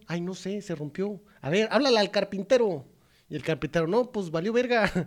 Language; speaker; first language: Spanish; native; Spanish